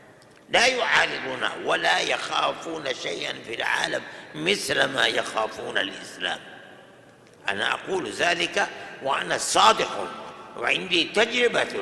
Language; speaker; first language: Arabic; non-native, fluent; Urdu